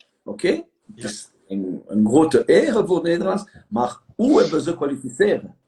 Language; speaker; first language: Dutch; non-native, local second language; French